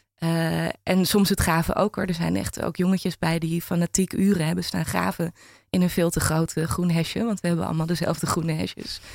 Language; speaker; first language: Dutch; native; Dutch